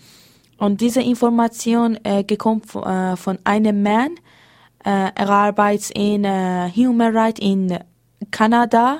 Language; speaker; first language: German; non-native, learner; Persian